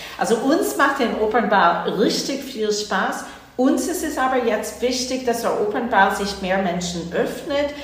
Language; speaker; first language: German; non-native, fluent; English